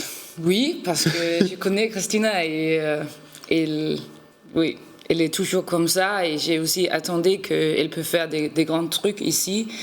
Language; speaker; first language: French; non-native, learner; Danish